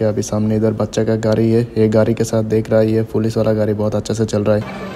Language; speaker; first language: Hindi; non-native, learner; Bangla